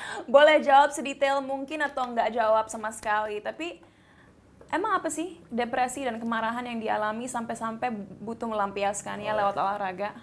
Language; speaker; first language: Indonesian; early bilingual, heritage; Indonesian